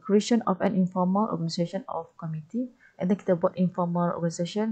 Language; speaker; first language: English; non-native, local second language; Malay